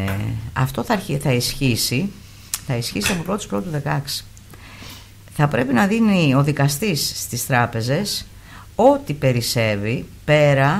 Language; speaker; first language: Greek; native; Greek